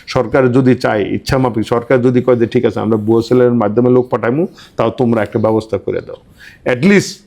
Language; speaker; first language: Bangla; native; Bangla